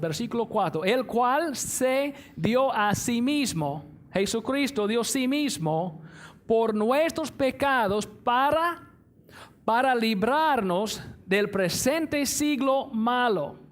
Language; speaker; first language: Spanish; non-native, fluent; English